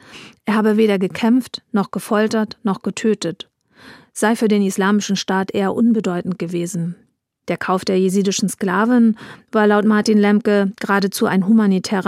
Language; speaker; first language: German; native; German